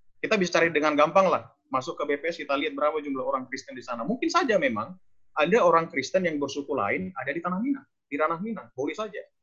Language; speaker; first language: Indonesian; non-native, local second language; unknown